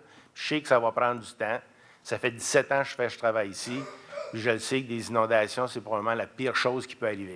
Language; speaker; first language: French; native; French